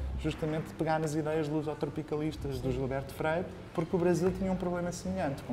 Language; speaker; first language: Portuguese; native; Portuguese